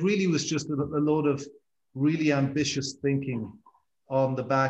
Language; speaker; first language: English; native; English